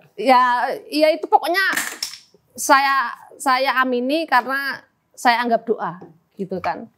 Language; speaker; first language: Indonesian; non-native, local second language; Javanese